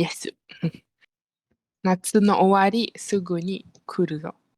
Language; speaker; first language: Japanese; non-native, learner; Malay